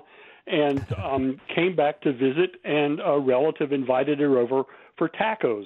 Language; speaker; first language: English; native; English